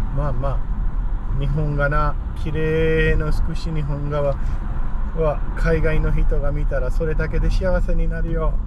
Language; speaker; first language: Japanese; non-native, fluent; Urdu